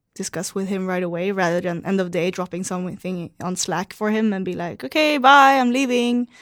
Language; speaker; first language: English; non-native, fluent; Swedish